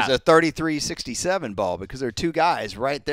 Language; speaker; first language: English; native; English